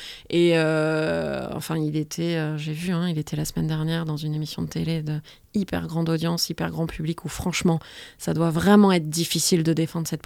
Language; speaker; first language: French; native; French